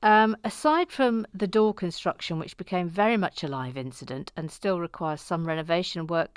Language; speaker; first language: English; native; English